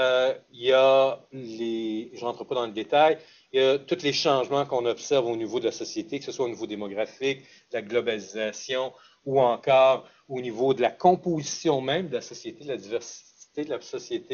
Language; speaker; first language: French; native; French